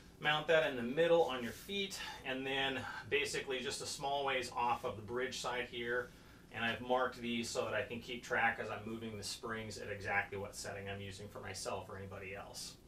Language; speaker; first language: English; native; English